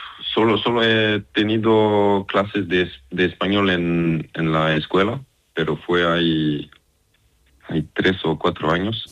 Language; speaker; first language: Spanish; non-native, fluent; French